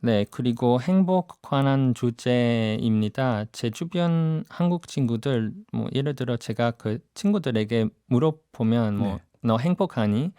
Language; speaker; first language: Korean; non-native, fluent; English